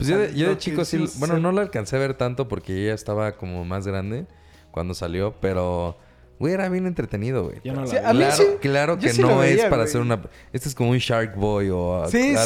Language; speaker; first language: Spanish; native; Spanish